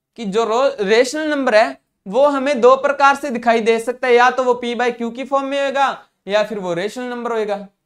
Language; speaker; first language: Hindi; non-native, local second language; Punjabi